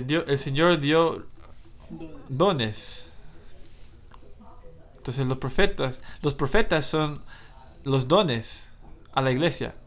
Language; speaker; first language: Spanish; non-native, fluent; English